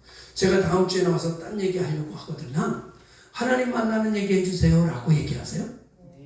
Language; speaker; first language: Korean; native; Korean